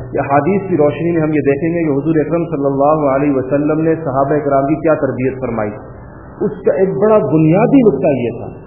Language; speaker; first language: Urdu; non-native, local second language; Pashto